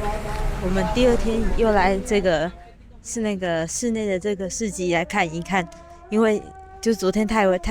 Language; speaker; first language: Chinese; native; Chinese